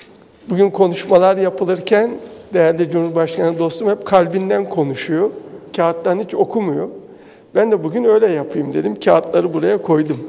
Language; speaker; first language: Turkish; native; Turkish